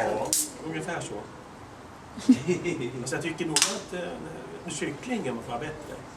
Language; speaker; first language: Swedish; native; Swedish